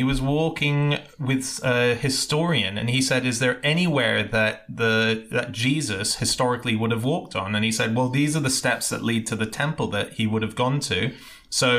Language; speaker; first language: English; native; English